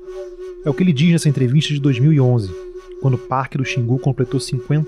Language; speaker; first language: Portuguese; native; Portuguese